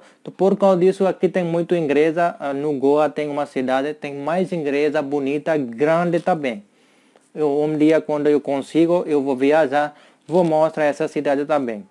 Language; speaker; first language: Portuguese; non-native, learner; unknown